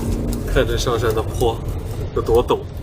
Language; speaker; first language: Chinese; native; Chinese